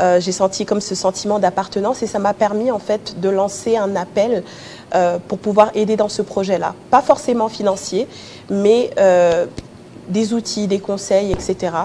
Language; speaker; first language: French; early bilingual, other home language; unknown